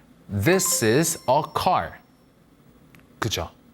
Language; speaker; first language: English; non-native, fluent; Korean